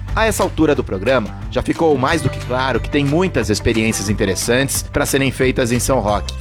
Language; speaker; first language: Portuguese; native; Portuguese